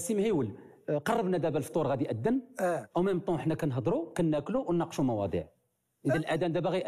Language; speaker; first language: Arabic; native; Arabic